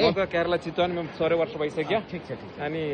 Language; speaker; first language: Nepali; non-native, learner; Malayalam